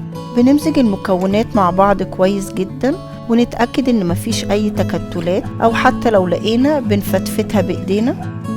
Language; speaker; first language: Arabic; native; Arabic